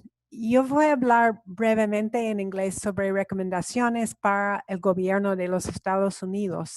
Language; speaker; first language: Spanish; non-native, fluent; English